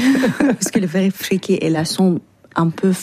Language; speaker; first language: French; non-native, learner; Arabic